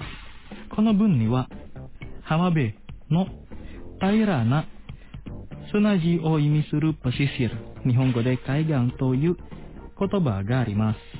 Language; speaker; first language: Japanese; non-native, fluent; Indonesian